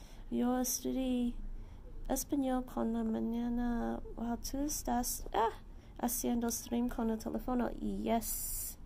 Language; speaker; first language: Spanish; non-native, learner; English